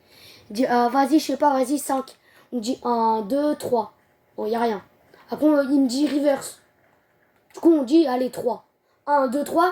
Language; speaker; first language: French; native; French